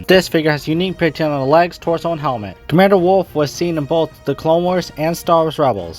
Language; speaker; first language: English; native; English